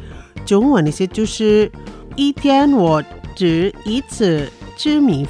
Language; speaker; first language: Chinese; early bilingual, heritage; Chinese